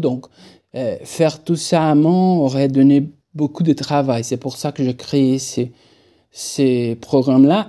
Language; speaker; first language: French; non-native, fluent; Portuguese